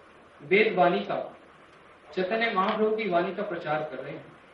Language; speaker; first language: Hindi; native; Hindi